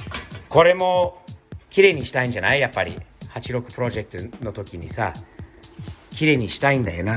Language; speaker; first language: Japanese; native; Japanese